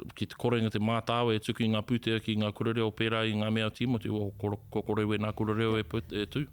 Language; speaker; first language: Māori; native; Māori